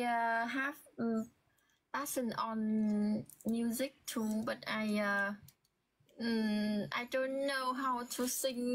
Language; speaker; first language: English; non-native, learner; Vietnamese